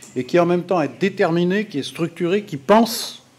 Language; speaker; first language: French; native; French